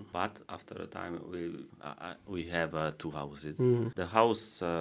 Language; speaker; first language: English; non-native, learner; Hungarian